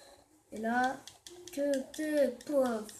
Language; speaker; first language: French; native; French